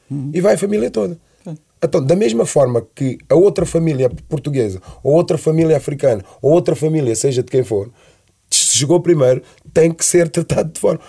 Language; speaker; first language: Portuguese; early bilingual, other home language; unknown